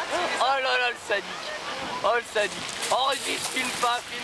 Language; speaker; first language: French; native; French